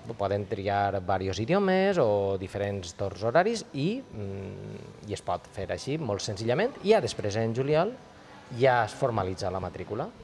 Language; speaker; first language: Catalan; native; Catalan